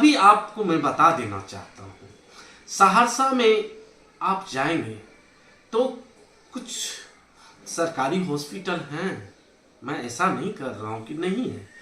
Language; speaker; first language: Hindi; native; Hindi